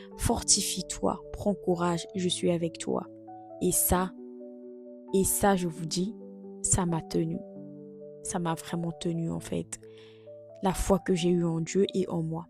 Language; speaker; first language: French; non-native, local second language; Lingala